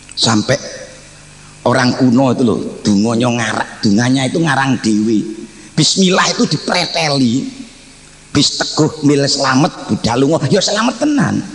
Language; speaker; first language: Indonesian; non-native, local second language; Javanese